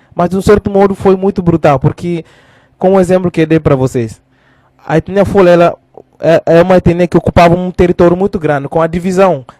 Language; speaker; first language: Portuguese; non-native, local second language; Fula